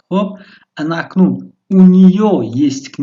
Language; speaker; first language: Russian; non-native, local second language; Tajik